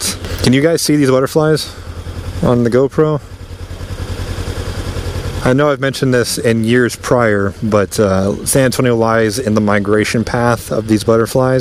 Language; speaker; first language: English; native; English